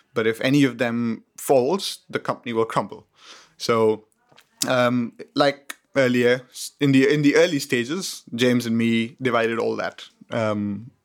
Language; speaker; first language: English; non-native, local second language; Hindi